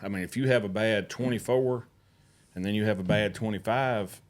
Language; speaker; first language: English; native; English